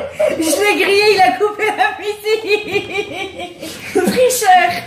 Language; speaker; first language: French; native; French